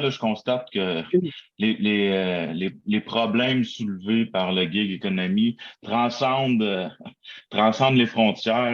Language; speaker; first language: French; native; French